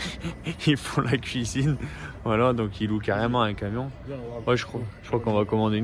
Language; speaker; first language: French; native; French